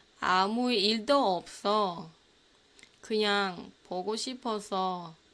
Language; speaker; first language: Korean; non-native, fluent; Thai